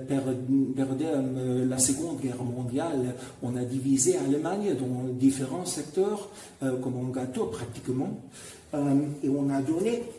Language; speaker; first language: French; non-native, fluent; German